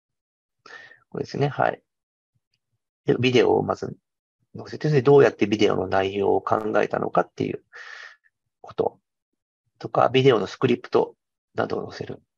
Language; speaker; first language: Japanese; native; Japanese